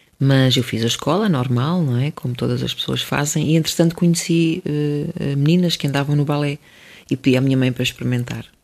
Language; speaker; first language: Portuguese; early bilingual, other home language; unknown